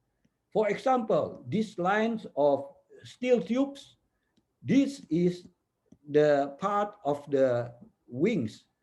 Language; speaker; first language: English; non-native, fluent; Indonesian